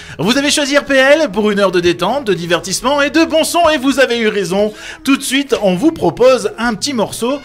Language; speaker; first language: French; native; French